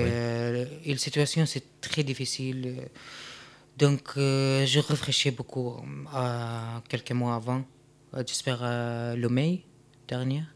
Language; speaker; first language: French; non-native, learner; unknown